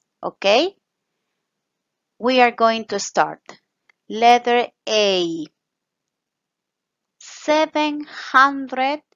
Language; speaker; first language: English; non-native, fluent; Spanish